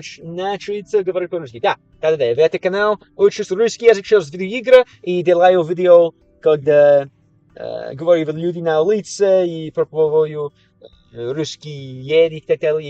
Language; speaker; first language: Russian; non-native, learner; English